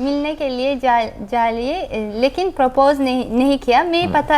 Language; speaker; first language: Hindi; non-native, learner; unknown